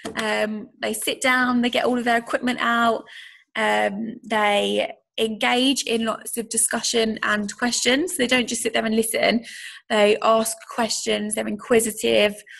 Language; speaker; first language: English; native; English